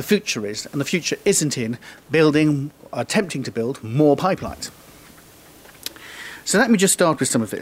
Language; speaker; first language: English; native; English